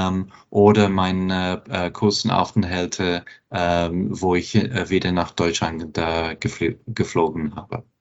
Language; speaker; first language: German; non-native, fluent; English